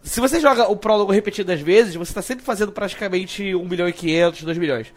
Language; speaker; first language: Portuguese; native; Portuguese